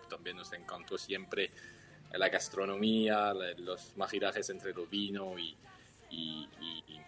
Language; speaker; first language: Spanish; non-native, fluent; French